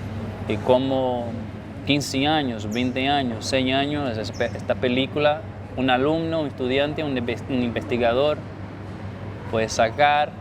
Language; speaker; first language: Spanish; non-native, fluent; Portuguese